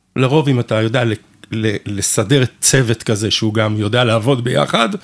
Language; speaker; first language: Hebrew; non-native, fluent; English